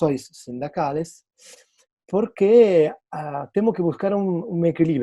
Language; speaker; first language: Portuguese; non-native, fluent; Italian